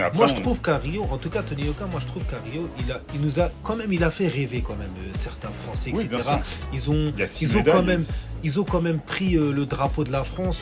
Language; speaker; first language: French; native; French